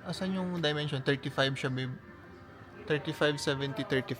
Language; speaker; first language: Filipino; native; Filipino